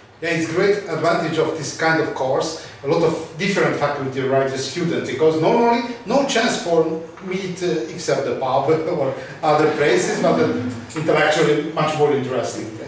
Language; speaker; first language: English; non-native, learner; Hungarian